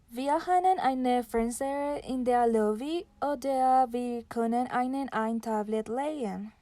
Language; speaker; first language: German; non-native, learner; Spanish